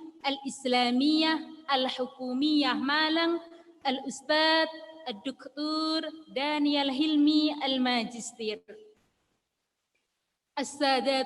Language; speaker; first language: Arabic; non-native, fluent; Indonesian